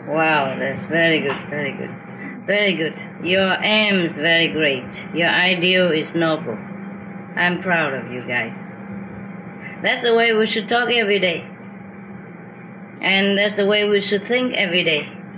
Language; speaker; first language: English; non-native, fluent; Vietnamese